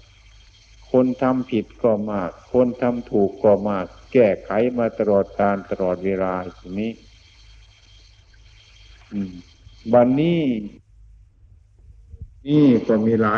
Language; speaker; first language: Thai; native; Thai